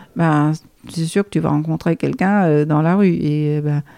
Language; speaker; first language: French; non-native, fluent; Danish